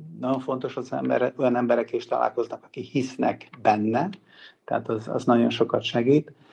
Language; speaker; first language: Hungarian; non-native, local second language; Serbian